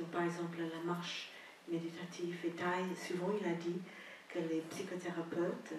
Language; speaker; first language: French; non-native, fluent; English